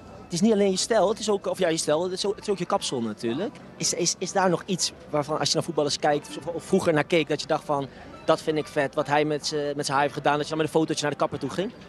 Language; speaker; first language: Dutch; native; Dutch